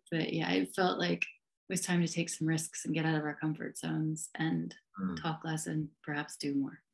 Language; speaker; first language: English; native; English